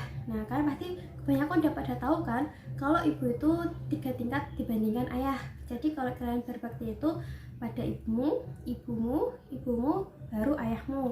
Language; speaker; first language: Indonesian; native; Indonesian